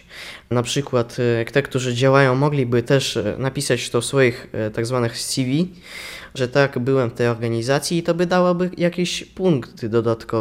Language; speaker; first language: Polish; non-native, local second language; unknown